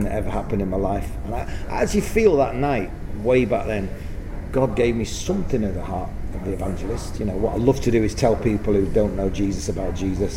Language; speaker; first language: English; native; English